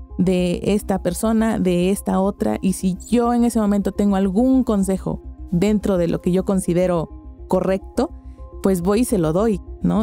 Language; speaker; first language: Spanish; native; Spanish